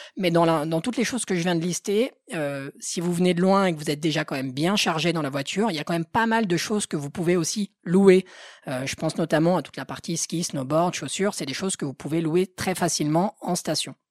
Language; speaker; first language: French; native; French